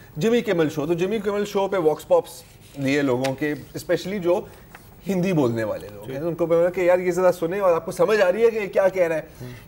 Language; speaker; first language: Urdu; native; Urdu